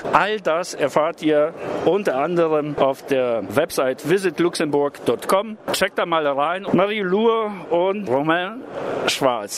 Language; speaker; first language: German; native; German